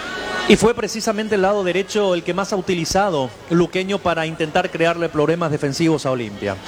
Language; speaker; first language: Spanish; native; Spanish